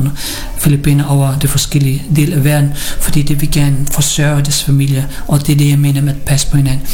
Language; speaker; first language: Danish; non-native, fluent; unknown